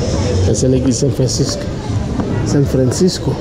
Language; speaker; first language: Spanish; non-native, learner; Haitian Creole